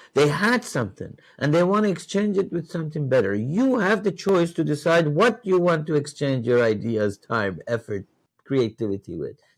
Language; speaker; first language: English; non-native, fluent; Persian